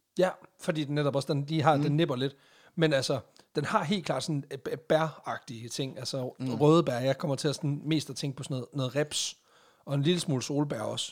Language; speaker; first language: Danish; native; Danish